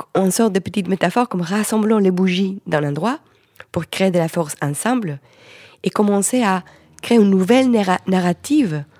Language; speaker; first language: French; non-native, fluent; Spanish